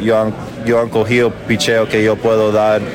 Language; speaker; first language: Spanish; early bilingual, heritage; English